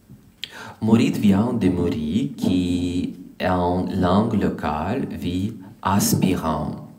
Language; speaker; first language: French; non-native, learner; English